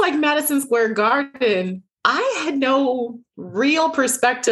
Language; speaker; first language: English; native; English